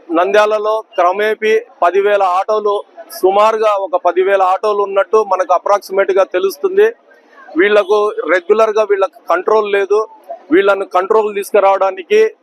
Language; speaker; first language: Telugu; native; Telugu